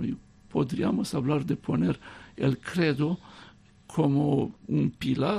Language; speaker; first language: Spanish; non-native, fluent; Romanian